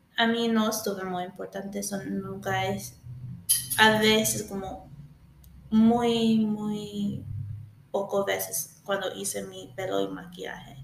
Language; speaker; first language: Spanish; early bilingual, heritage; English